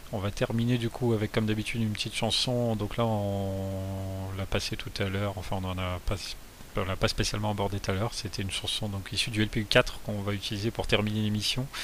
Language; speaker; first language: French; native; French